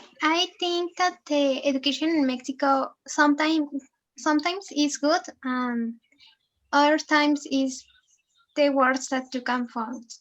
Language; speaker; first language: English; non-native, learner; Spanish